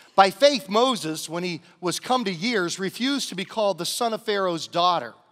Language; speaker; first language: English; native; English